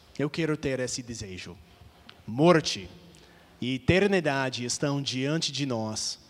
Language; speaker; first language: Portuguese; non-native, fluent; English